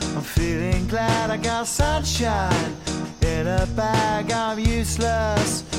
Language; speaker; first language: French; native; French